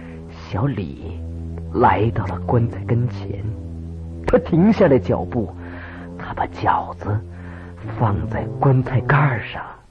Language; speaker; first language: Chinese; native; Chinese